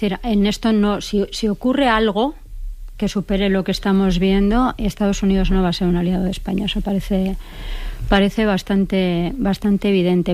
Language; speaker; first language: Spanish; native; Spanish